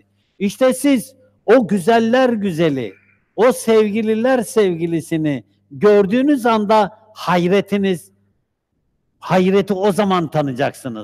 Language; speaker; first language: Turkish; native; Turkish